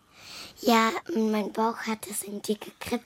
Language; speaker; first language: German; early bilingual, other home language; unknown